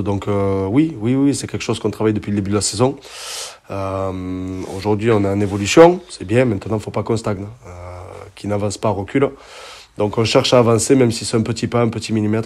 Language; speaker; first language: French; native; French